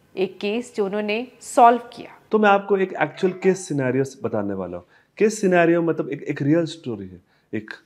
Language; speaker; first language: Hindi; native; Hindi